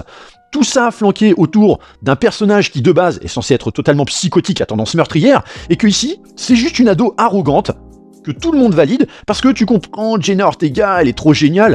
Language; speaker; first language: French; native; French